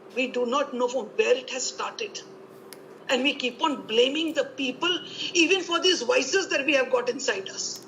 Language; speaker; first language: English; non-native, local second language; Punjabi